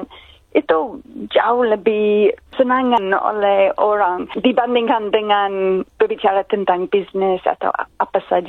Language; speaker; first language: Indonesian; non-native, fluent; English